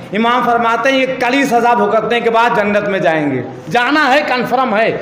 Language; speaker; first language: Urdu; native; Urdu